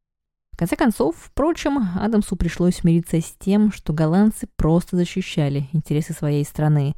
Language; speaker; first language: Russian; native; Russian